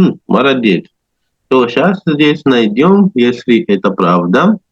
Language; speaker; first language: Russian; non-native, learner; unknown